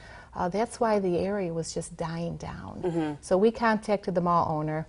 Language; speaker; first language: English; native; English